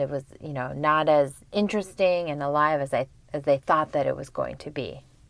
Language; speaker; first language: English; early bilingual, other home language; Korean